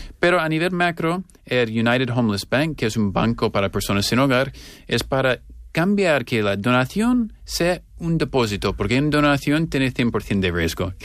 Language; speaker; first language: Spanish; non-native, fluent; English